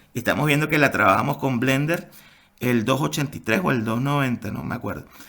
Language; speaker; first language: Spanish; native; Spanish